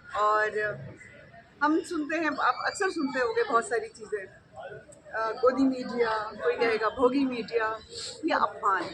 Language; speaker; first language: Hindi; native; Hindi